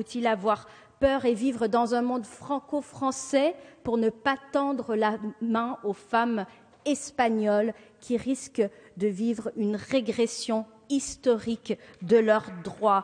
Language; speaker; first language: French; native; French